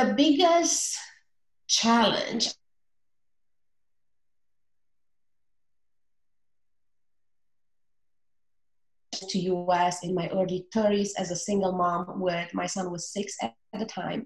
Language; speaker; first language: English; non-native, fluent; Romanian